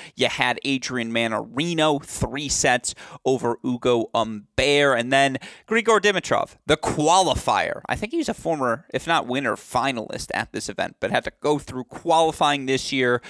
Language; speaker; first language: English; native; English